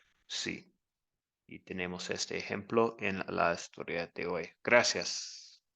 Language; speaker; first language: Spanish; non-native, fluent; English